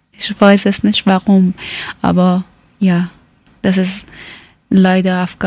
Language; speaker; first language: German; non-native, learner; Persian